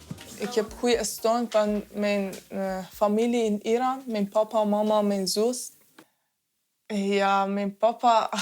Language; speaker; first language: Dutch; non-native, learner; Persian